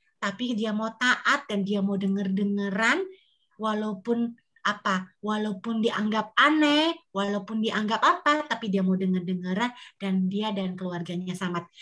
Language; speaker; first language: Indonesian; native; Indonesian